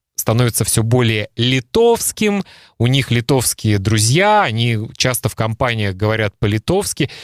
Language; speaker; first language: Russian; native; Russian